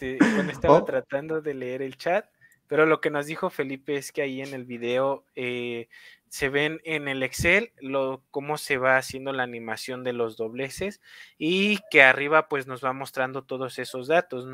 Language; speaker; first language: Spanish; native; Spanish